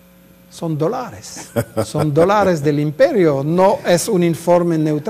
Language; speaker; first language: Spanish; non-native, fluent; French